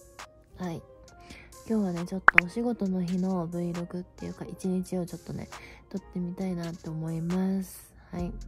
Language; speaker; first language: Japanese; native; Japanese